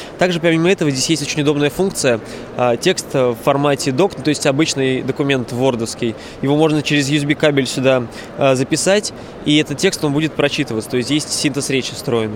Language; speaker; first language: Russian; native; Russian